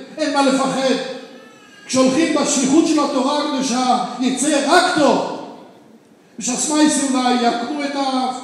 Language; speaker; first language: Hebrew; native; Hebrew